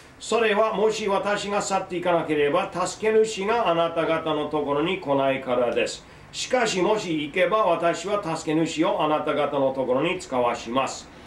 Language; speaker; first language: Japanese; non-native, fluent; English